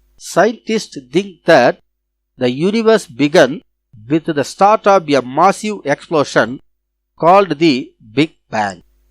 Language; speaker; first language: English; non-native, local second language; Tamil